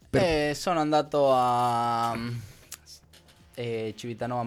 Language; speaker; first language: Italian; non-native, learner; Spanish